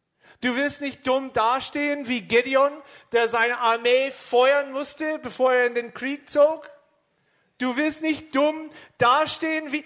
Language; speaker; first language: German; non-native, fluent; English